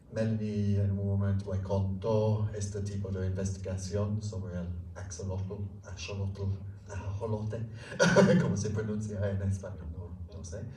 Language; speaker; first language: Spanish; non-native, fluent; English